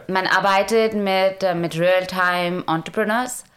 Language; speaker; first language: German; non-native, learner; Hindi